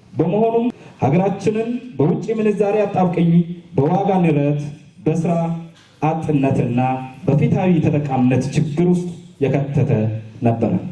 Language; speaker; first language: Amharic; non-native, local second language; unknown